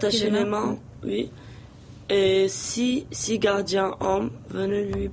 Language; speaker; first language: French; non-native, local second language; Arabic